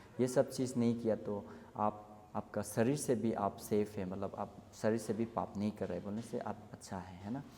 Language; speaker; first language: Hindi; non-native, local second language; Assamese